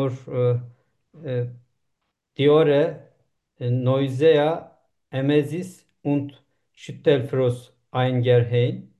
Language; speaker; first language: German; non-native, learner; Turkish